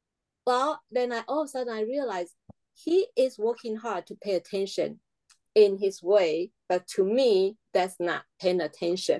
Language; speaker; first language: English; non-native, fluent; Chinese